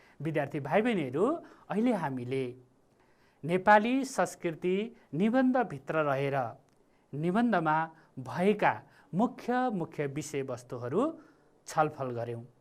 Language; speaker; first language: Nepali; native; Nepali